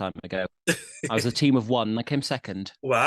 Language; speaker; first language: English; native; English